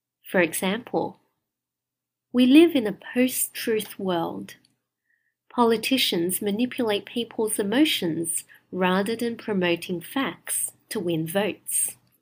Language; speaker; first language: English; non-native, fluent; Chinese